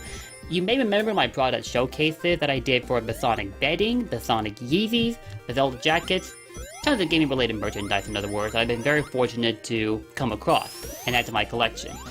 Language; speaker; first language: English; native; English